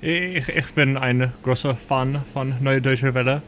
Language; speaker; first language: German; non-native, learner; English